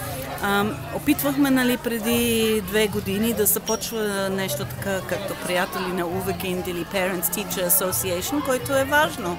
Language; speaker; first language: Bulgarian; non-native, learner; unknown